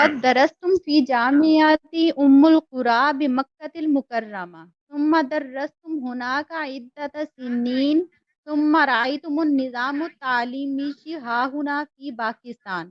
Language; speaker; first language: Arabic; non-native, fluent; Urdu